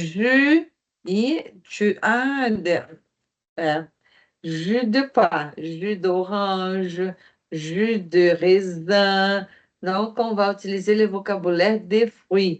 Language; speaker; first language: French; non-native, fluent; Portuguese